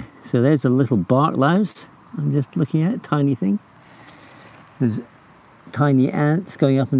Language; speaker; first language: English; native; English